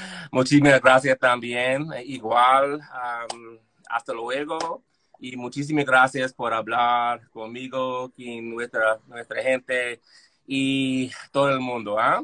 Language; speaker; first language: Spanish; non-native, learner; English